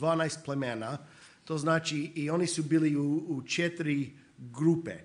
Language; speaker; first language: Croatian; non-native, fluent; English